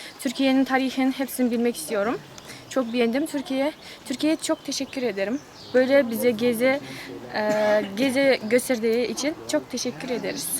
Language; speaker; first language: Turkish; non-native, learner; Kazakh